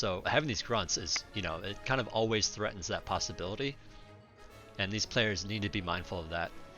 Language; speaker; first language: English; native; English